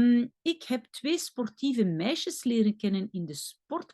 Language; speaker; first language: Dutch; non-native, local second language; French